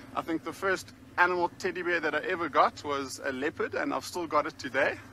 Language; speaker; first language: English; native; English